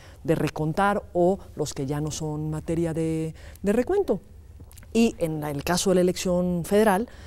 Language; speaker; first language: Spanish; native; Spanish